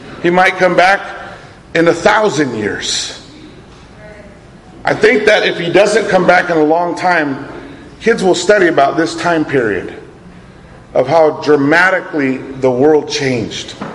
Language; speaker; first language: English; native; English